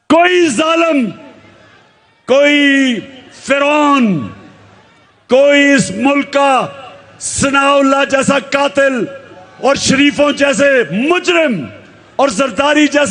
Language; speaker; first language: Urdu; native; Urdu